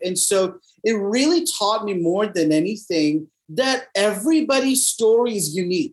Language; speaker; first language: English; native; English